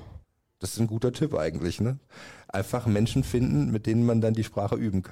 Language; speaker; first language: German; native; German